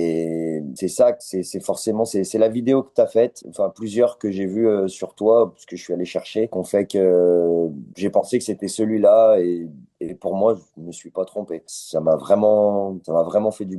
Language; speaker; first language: French; native; French